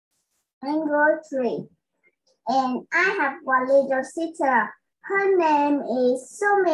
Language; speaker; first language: English; non-native, learner; Vietnamese